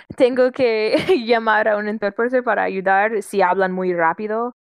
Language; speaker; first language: Spanish; non-native, learner; English